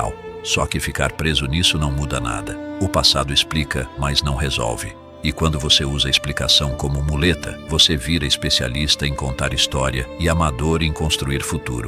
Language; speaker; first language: Portuguese; native; Portuguese